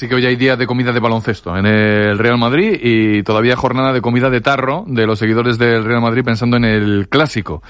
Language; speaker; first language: Spanish; native; Spanish